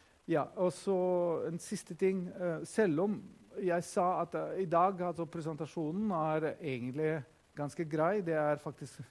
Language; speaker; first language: Norwegian; non-native, fluent; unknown